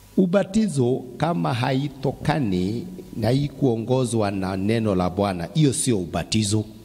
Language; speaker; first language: Swahili; non-native, local second language; Kikuyu